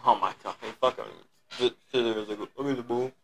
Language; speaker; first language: English; native; English